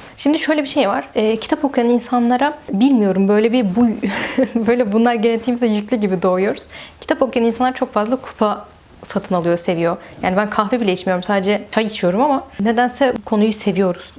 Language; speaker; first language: Turkish; native; Turkish